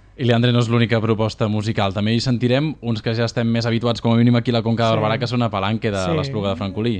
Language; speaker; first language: Catalan; native; Catalan